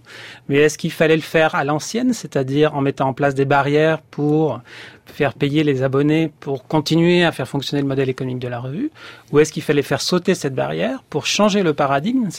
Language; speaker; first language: French; native; French